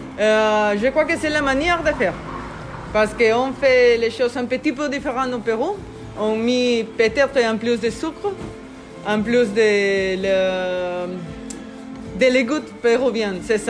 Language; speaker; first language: French; non-native, learner; Spanish